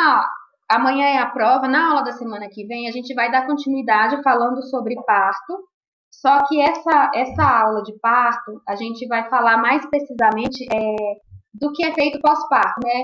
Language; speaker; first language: Portuguese; native; Portuguese